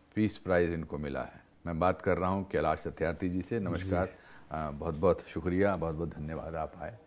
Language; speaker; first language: Hindi; native; Hindi